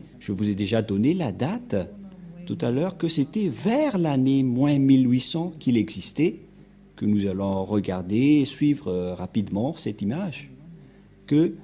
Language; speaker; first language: French; non-native, local second language; Malagasy